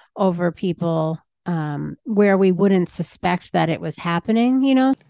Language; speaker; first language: English; native; English